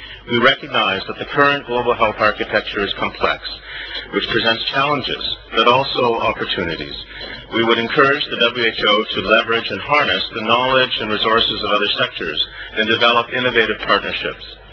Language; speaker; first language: English; native; English